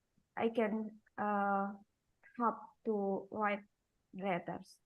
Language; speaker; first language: English; non-native, learner; Indonesian